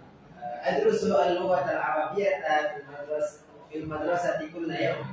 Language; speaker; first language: Arabic; non-native, learner; Indonesian